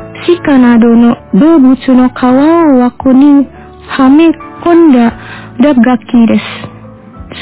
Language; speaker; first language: Japanese; non-native, fluent; Indonesian